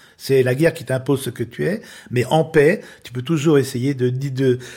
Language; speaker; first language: French; native; French